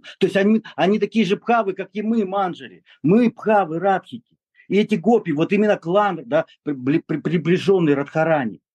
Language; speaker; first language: Russian; native; Russian